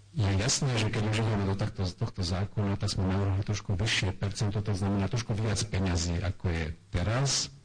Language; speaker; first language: Slovak; non-native, local second language; Hungarian